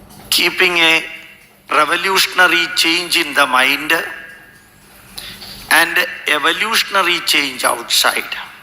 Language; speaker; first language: English; non-native, local second language; Malayalam